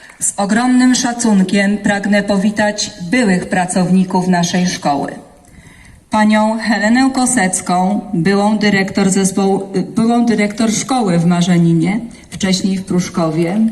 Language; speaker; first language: Polish; native; Polish